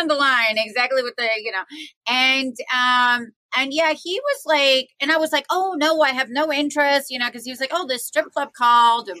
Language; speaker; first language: English; native; English